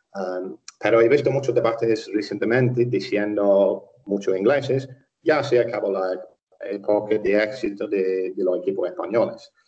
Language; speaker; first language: Spanish; non-native, fluent; English